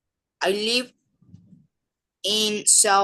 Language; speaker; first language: English; non-native, learner; Spanish